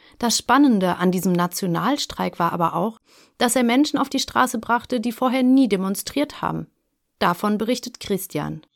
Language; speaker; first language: German; native; German